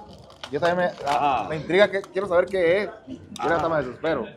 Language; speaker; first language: Spanish; native; Spanish